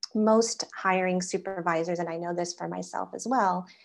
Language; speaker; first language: English; native; English